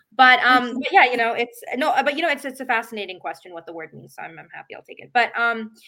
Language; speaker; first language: English; native; English